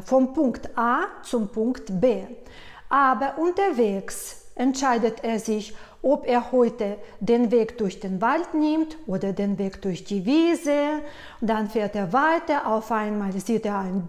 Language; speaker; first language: German; non-native, fluent; Russian